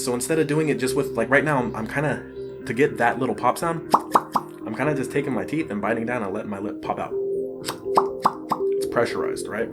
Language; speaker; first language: English; native; English